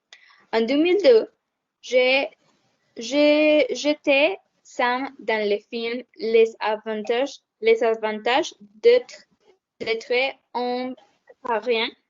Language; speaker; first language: French; non-native, learner; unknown